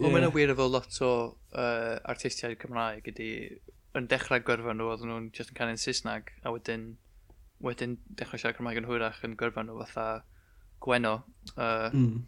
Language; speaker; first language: Welsh; native; Welsh